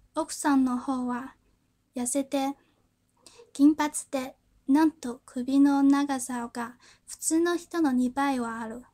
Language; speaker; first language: Japanese; non-native, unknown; Chinese